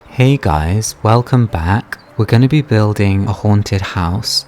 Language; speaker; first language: English; native; English